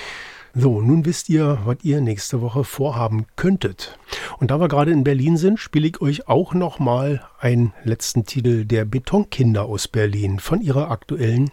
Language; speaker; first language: German; native; German